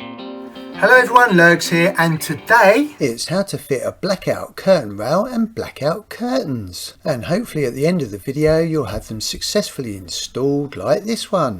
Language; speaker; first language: English; native; English